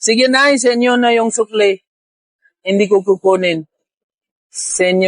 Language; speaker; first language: Filipino; non-native, learner; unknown